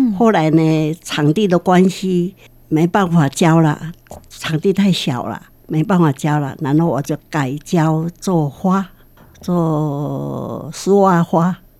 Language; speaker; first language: Chinese; non-native, local second language; Min Nan Chinese